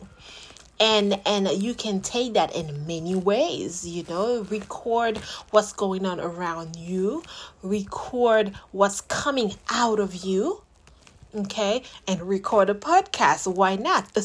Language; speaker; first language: English; non-native, fluent; Haitian Creole